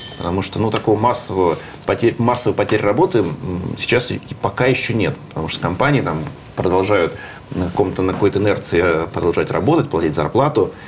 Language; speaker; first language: Russian; native; Russian